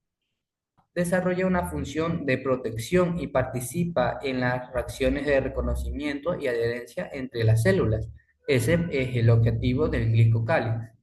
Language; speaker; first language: Spanish; native; Spanish